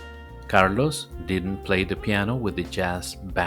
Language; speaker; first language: English; non-native, fluent; Spanish